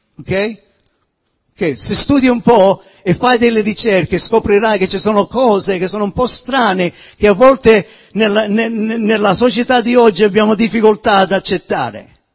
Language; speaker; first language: Italian; early bilingual, heritage; Italian